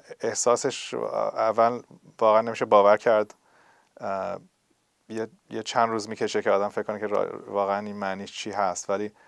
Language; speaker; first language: Persian; early bilingual, heritage; Persian